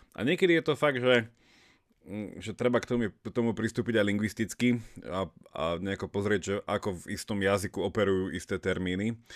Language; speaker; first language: Slovak; native; Slovak